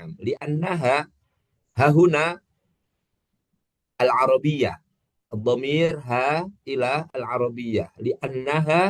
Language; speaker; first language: Arabic; non-native, fluent; Indonesian